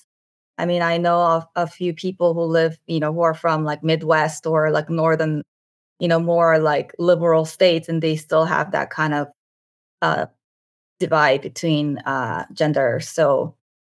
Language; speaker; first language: English; non-native, fluent; Korean